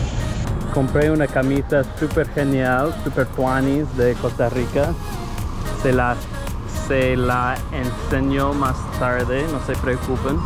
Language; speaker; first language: Spanish; early bilingual, heritage; Spanish